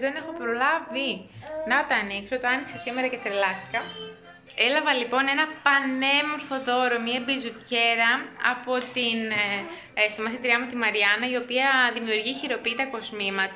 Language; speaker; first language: Greek; native; Greek